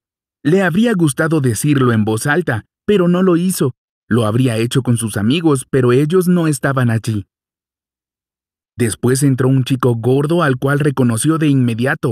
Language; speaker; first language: Spanish; native; Spanish